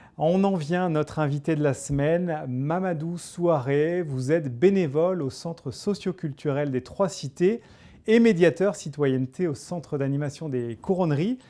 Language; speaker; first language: French; native; French